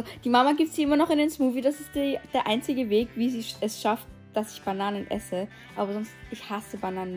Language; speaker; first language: German; native; German